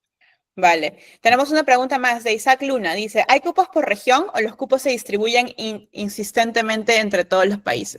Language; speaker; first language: Spanish; native; Spanish